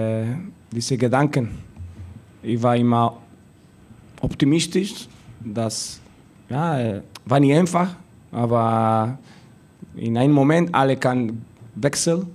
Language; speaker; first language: German; non-native, learner; Spanish